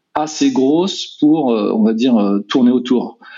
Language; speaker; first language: French; native; French